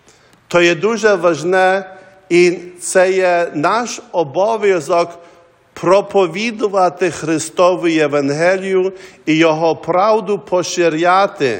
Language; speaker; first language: Ukrainian; early bilingual, heritage; Ukrainian